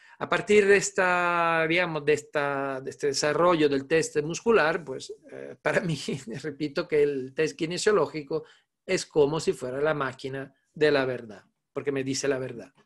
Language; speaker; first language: Spanish; non-native, fluent; Italian